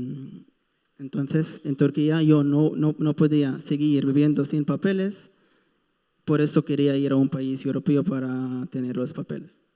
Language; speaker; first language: Spanish; non-native, fluent; Arabic